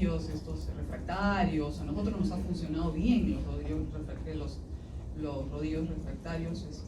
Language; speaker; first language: Spanish; native; Spanish